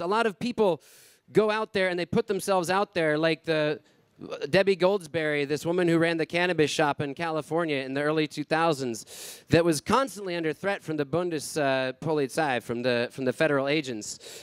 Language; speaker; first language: English; native; English